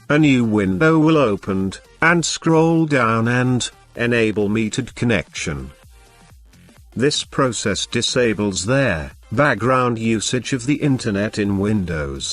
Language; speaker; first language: English; non-native, fluent; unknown